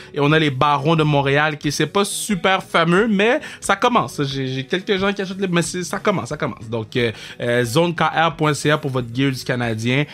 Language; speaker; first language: French; native; French